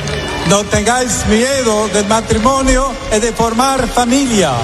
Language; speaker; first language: Spanish; non-native, fluent; English